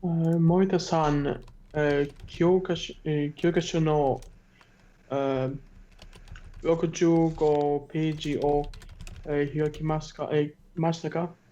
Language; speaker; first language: Japanese; non-native, learner; German